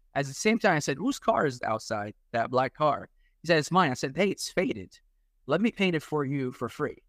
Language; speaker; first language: English; non-native, fluent; Arabic